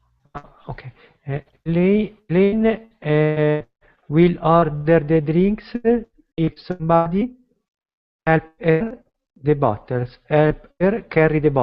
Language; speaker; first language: English; non-native, learner; Italian